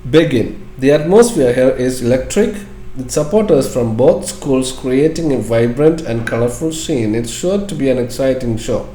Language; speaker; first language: English; non-native, local second language; Malayalam